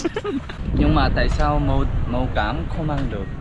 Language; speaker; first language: Vietnamese; non-native, learner; Korean